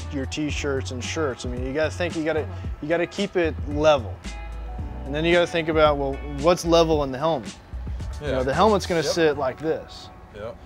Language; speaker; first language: English; native; English